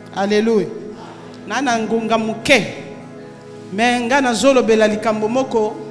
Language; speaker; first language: Lingala; non-native, local second language; Swahili